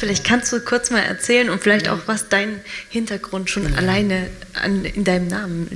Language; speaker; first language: German; native; German